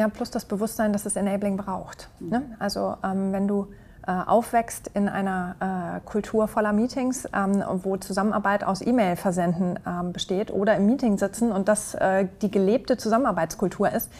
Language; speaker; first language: German; native; German